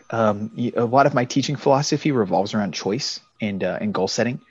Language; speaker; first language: English; native; English